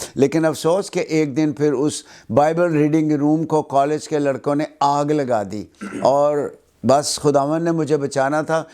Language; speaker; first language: Urdu; non-native, local second language; Punjabi